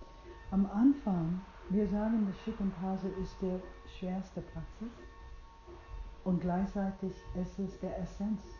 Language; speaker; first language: German; non-native, fluent; English